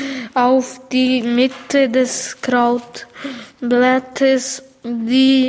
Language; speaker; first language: German; early bilingual, other home language; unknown